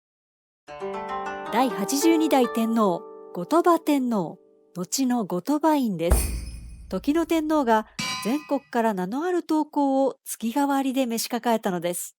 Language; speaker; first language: Japanese; native; Japanese